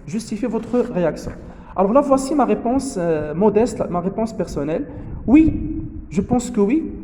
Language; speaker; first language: French; non-native, local second language; Arabic